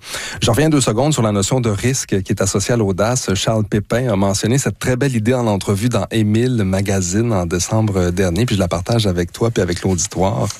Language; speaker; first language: French; native; French